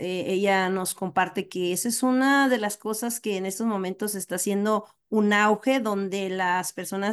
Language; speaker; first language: Spanish; native; Spanish